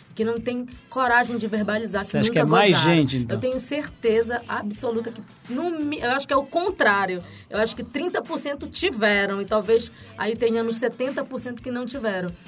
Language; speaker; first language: Portuguese; native; Portuguese